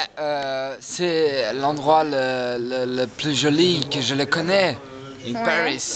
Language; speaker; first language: French; non-native, learner; English